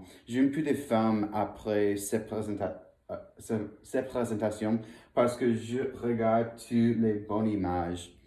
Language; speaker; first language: French; non-native, learner; English